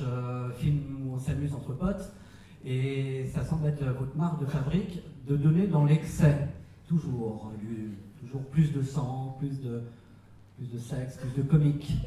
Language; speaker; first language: French; native; French